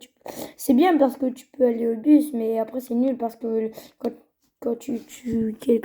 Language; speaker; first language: French; native; French